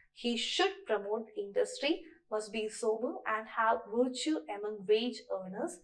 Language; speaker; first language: English; non-native, local second language; Malayalam